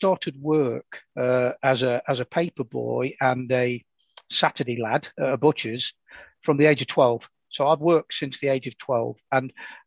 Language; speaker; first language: English; native; English